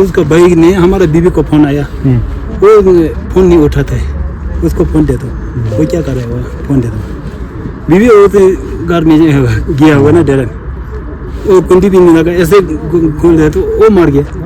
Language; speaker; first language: Hindi; non-native, local second language; Tibetan